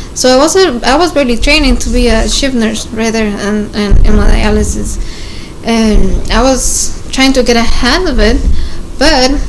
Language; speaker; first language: English; non-native, learner; Spanish